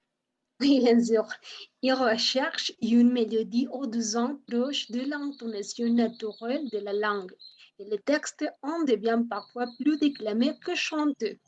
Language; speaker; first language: French; non-native, learner; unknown